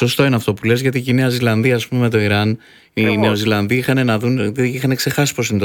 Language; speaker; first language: Greek; native; Greek